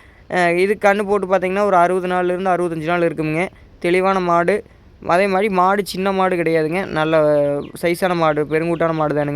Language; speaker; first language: Tamil; native; Tamil